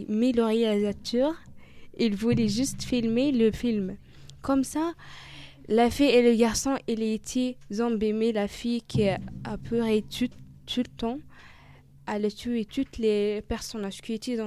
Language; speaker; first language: French; non-native, learner; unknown